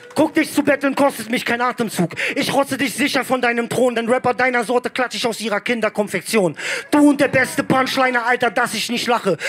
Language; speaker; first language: German; early bilingual, other home language; Greek